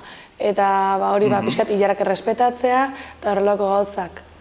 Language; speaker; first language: Basque; native; Basque